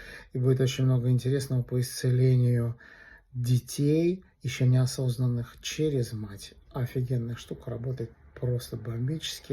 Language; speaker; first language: Russian; native; Russian